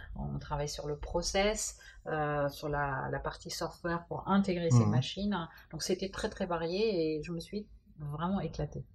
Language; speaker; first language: French; non-native, fluent; German